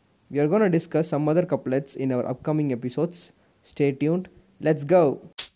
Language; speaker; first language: English; non-native, local second language; Tamil